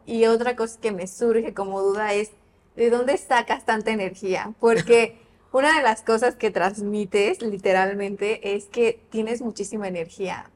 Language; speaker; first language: Spanish; native; Spanish